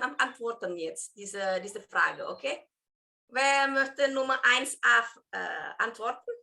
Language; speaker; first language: German; non-native, fluent; Indonesian